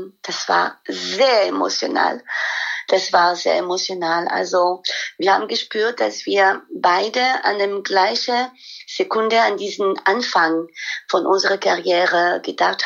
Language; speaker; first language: German; non-native, fluent; French